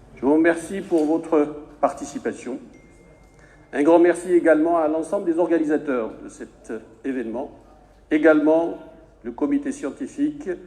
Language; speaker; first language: French; non-native, local second language; Arabic